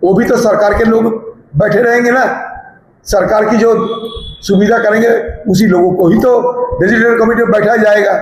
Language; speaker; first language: Hindi; non-native, local second language; Bangla